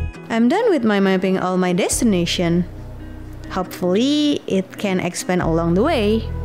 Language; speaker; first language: English; non-native, fluent; Indonesian